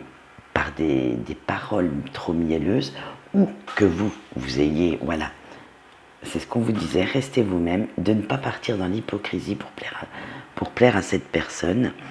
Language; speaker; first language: French; native; French